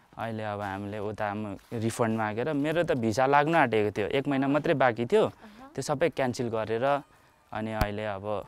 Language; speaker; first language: Nepali; native; Nepali